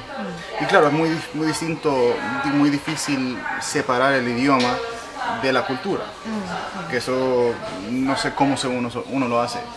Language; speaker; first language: Spanish; native; Spanish